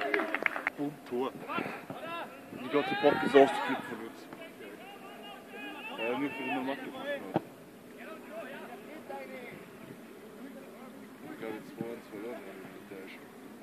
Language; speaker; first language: German; native; German